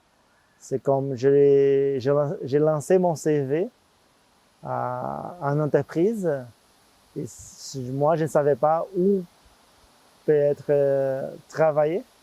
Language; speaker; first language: French; non-native, fluent; Portuguese